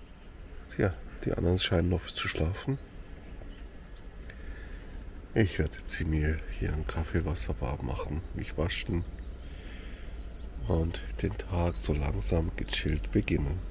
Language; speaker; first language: German; native; German